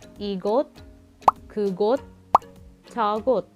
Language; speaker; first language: Korean; non-native, learner; Filipino